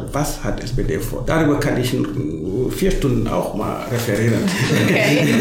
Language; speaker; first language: German; non-native, fluent; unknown